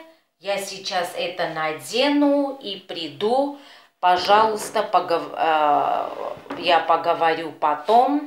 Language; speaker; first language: Russian; non-native, fluent; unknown